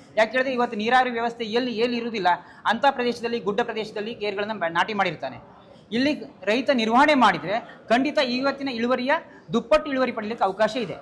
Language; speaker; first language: Kannada; native; Kannada